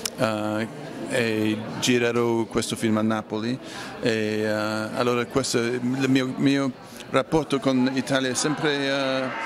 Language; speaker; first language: Italian; non-native, fluent; English